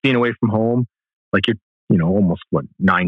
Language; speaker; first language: English; native; English